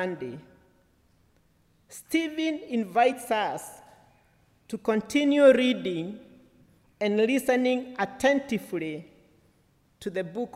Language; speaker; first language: English; non-native, local second language; Kikuyu